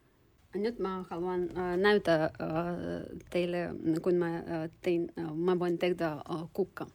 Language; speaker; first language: Finnish; non-native, learner; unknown